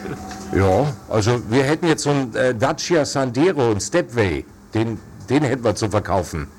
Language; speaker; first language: German; native; German